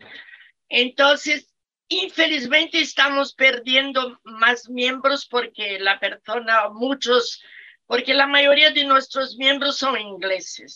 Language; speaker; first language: Spanish; non-native, fluent; Portuguese